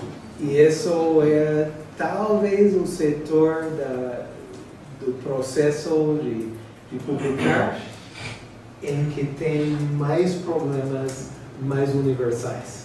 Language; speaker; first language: Portuguese; non-native, fluent; English